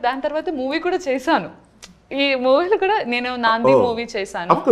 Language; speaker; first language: Telugu; non-native, learner; Malayalam